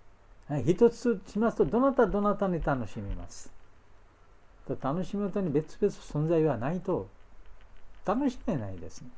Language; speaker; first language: Japanese; non-native, fluent; Bangla